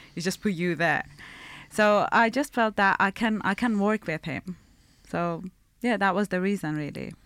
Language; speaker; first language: English; non-native, fluent; Persian